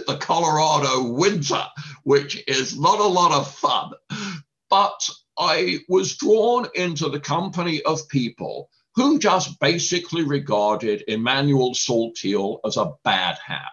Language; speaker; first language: English; native; English